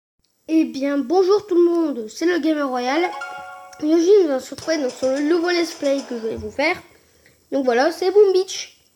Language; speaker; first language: French; native; French